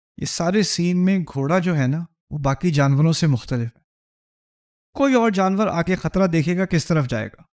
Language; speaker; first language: Urdu; early bilingual, heritage; Urdu